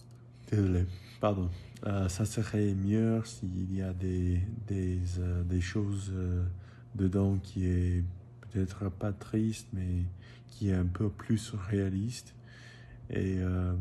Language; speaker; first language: French; non-native, learner; English